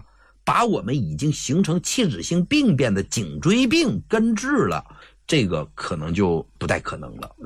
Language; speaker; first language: Chinese; native; Chinese